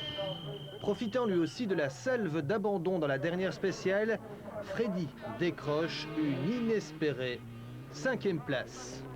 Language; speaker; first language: French; native; French